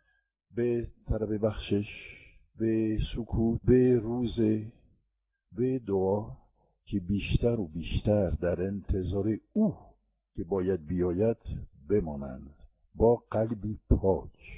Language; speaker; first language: Persian; non-native, fluent; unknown